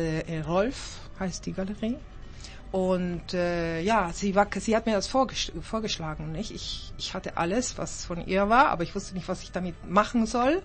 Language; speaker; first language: German; early bilingual, heritage; German